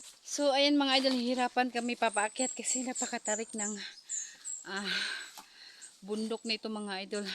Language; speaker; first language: Filipino; non-native, local second language; Cebuano